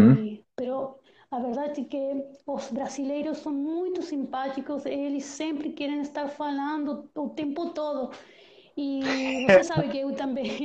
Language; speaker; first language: Portuguese; non-native, learner; Spanish